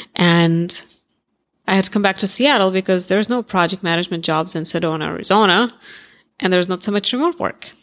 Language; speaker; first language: English; non-native, fluent; Russian